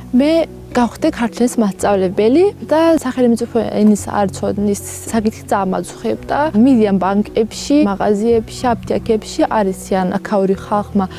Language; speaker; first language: Georgian; non-native, local second language; Azerbaijani